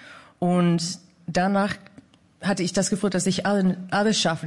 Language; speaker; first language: German; non-native, fluent; English